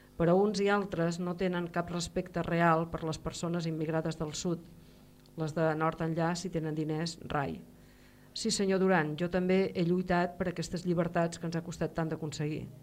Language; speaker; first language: Catalan; native; Catalan